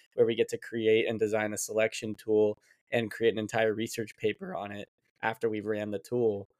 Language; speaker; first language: English; native; English